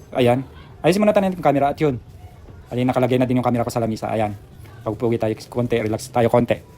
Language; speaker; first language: Filipino; non-native, local second language; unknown